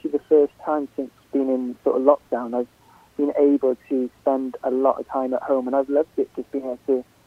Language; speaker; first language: English; native; English